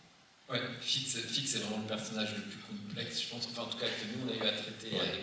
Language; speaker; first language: French; native; French